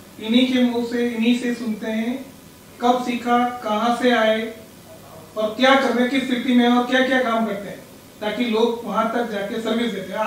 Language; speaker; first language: Hindi; non-native, local second language; Gujarati